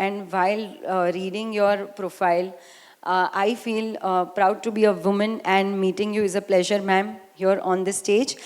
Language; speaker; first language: English; non-native, local second language; Gujarati